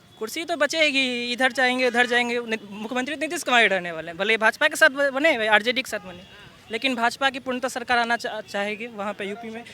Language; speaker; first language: Hindi; native; Hindi